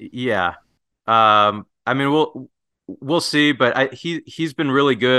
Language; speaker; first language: English; native; English